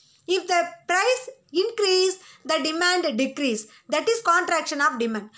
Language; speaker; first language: English; non-native, local second language; Tamil